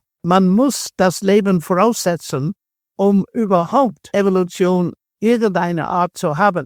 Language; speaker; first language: German; non-native, fluent; English